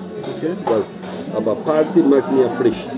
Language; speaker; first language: German; non-native, learner; Albanian